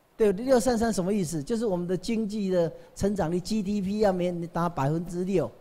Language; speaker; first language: Chinese; native; Chinese